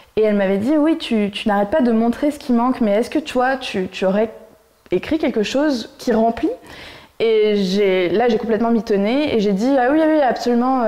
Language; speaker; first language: French; native; French